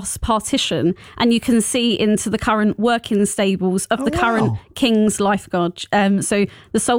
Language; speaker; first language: English; native; English